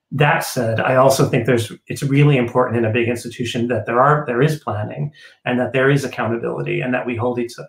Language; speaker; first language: English; native; English